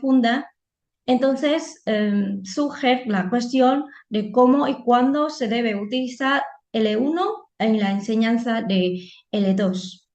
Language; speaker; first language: Spanish; non-native, fluent; Vietnamese